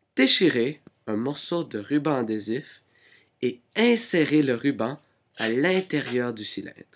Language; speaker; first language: French; native; French